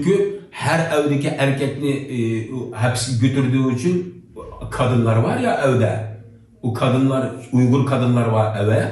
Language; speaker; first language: Turkish; non-native, learner; Uyghur